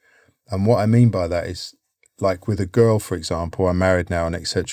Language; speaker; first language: English; native; English